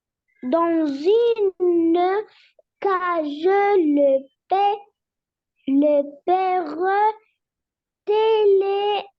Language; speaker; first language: French; non-native, learner; Arabic